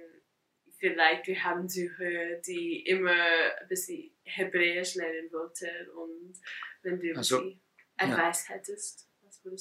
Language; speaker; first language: German; non-native, fluent; English